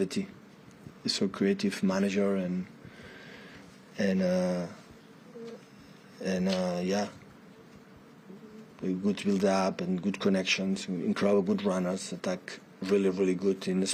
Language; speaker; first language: English; non-native, fluent; Spanish